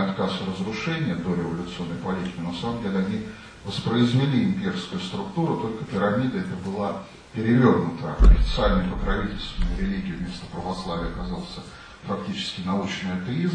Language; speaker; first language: Russian; native; Russian